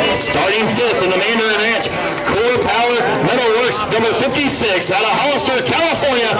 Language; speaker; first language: English; native; English